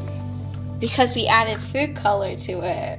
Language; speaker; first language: English; native; English